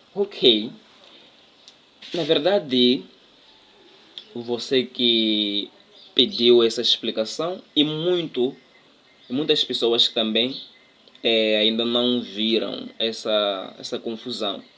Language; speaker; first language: Portuguese; non-native, local second language; Tsonga